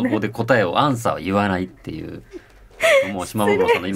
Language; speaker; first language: Japanese; native; Japanese